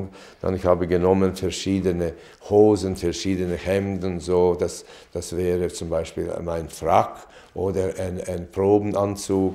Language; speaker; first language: German; non-native, fluent; Latvian